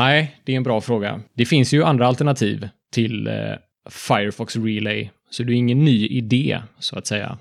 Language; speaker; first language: Swedish; native; Swedish